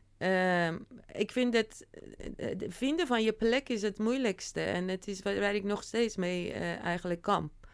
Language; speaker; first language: Dutch; non-native, fluent; Persian